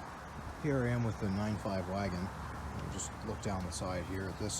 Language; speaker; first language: English; native; English